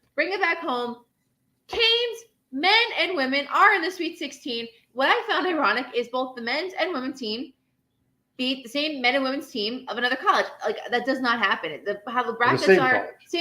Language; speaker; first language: English; native; English